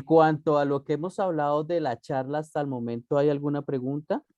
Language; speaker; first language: Spanish; native; Spanish